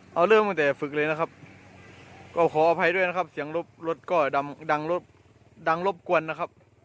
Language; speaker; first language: Thai; non-native, local second language; Northeastern Thai